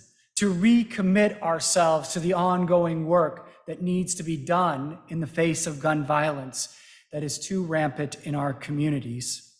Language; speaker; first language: English; native; English